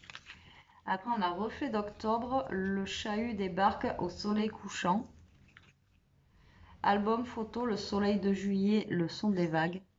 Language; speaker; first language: French; native; French